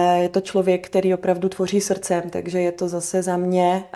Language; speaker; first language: Czech; native; Czech